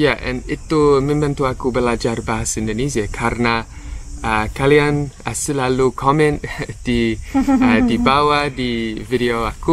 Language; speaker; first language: Indonesian; non-native, learner; English